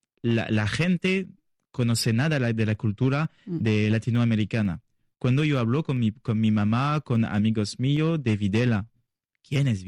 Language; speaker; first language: Spanish; non-native, learner; French